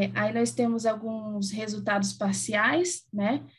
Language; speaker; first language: Spanish; non-native, learner; Portuguese